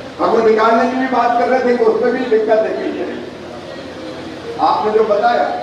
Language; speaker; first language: Hindi; native; Hindi